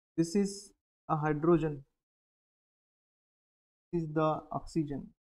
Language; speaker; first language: Hindi; native; Hindi